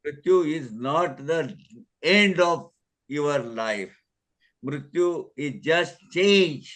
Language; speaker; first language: Hindi; native; Hindi